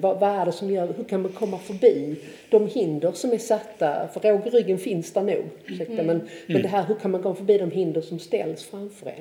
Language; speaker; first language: Swedish; native; Swedish